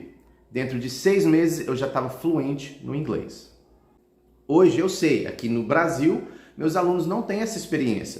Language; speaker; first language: Portuguese; early bilingual, heritage; Portuguese